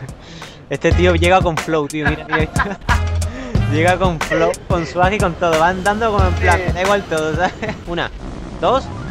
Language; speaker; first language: Spanish; native; Spanish